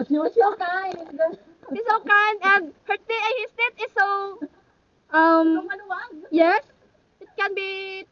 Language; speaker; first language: English; non-native, local second language; Filipino